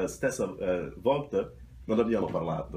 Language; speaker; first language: Italian; non-native, fluent; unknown